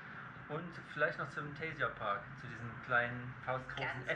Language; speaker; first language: German; native; German